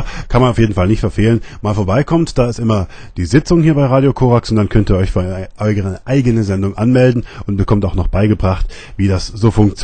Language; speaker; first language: German; native; German